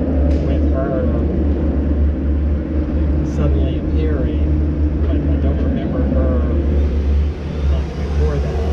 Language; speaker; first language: English; native; English